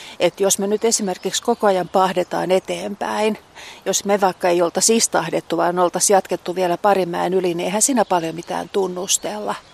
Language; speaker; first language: Finnish; native; Finnish